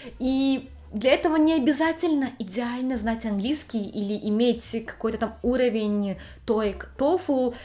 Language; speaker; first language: Russian; native; Russian